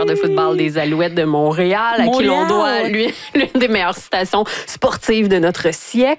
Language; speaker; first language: French; native; French